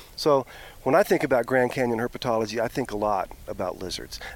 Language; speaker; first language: English; native; English